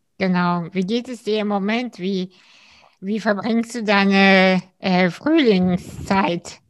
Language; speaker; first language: German; early bilingual, other home language; Russian